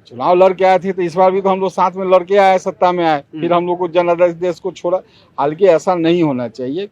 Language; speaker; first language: Hindi; native; Hindi